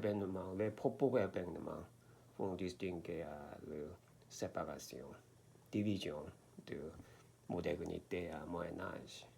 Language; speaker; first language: French; non-native, learner; Korean